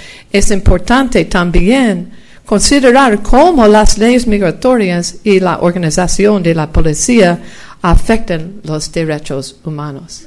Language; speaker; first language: Spanish; non-native, fluent; English